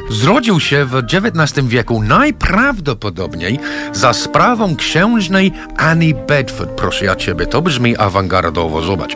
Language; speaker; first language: Polish; non-native, fluent; English